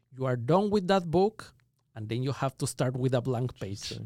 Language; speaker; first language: English; non-native, fluent; Spanish